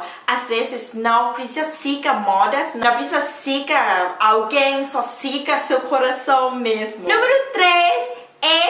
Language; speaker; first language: Portuguese; non-native, learner; Thai